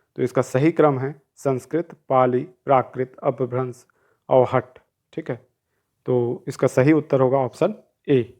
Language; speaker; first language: Hindi; native; Hindi